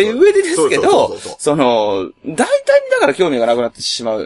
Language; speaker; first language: Japanese; native; Japanese